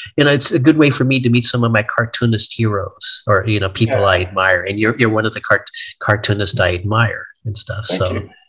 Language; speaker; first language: English; native; English